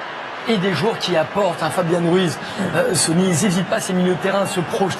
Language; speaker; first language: French; native; French